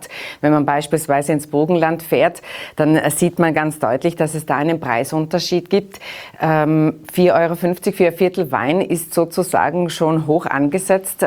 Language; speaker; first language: German; native; German